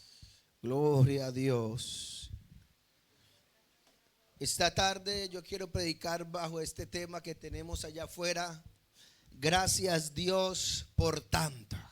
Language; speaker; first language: Spanish; native; Spanish